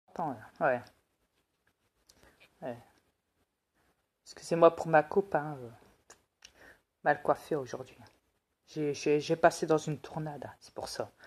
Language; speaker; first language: French; native; French